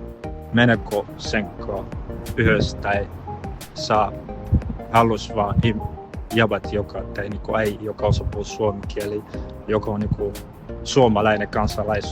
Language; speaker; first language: Finnish; non-native, learner; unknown